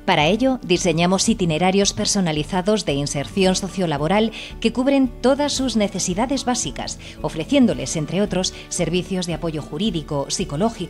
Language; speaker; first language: Spanish; native; Spanish